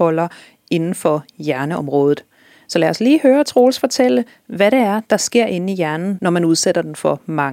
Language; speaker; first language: Danish; native; Danish